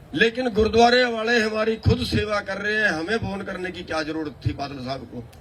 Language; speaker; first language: Hindi; native; Hindi